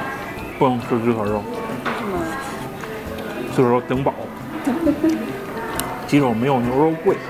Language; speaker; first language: Chinese; native; Chinese